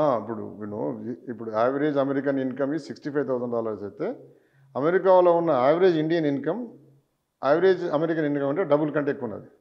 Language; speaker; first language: Telugu; native; Telugu